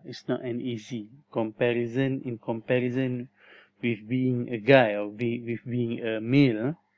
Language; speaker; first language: English; non-native, local second language; Malay